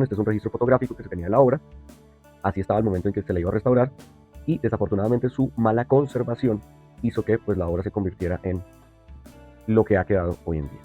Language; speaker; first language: Spanish; native; Spanish